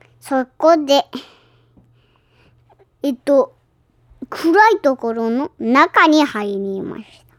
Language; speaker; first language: Japanese; early bilingual, heritage; Japanese